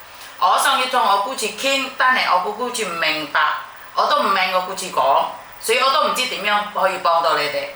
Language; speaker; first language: Cantonese; non-native, fluent; Indonesian